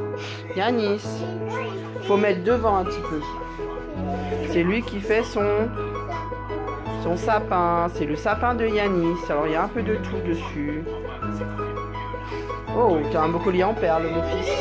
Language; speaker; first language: French; native; French